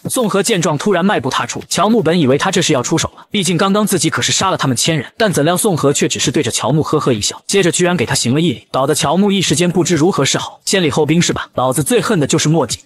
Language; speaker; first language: Chinese; native; Chinese